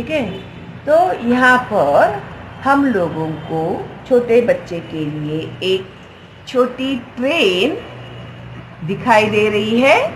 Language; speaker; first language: Hindi; non-native, local second language; Marathi